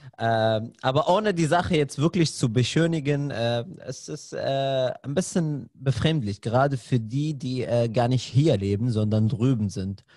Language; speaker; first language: German; non-native, fluent; Arabic